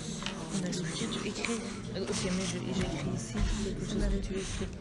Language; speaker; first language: French; non-native, learner; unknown